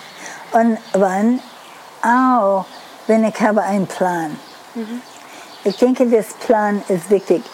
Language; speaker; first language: German; non-native, fluent; English